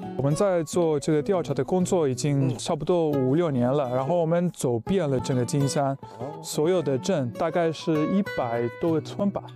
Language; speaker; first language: Chinese; non-native, fluent; Spanish